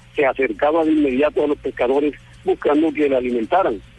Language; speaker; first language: Spanish; native; Spanish